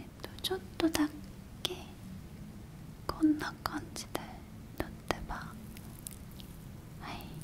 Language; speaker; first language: Japanese; non-native, fluent; Korean